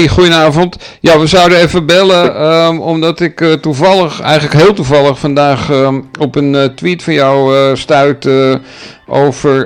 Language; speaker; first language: Dutch; native; Dutch